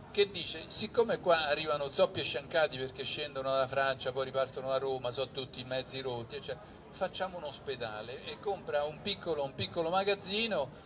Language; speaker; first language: Italian; native; Italian